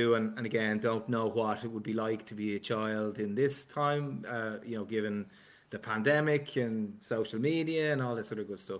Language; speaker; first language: English; native; English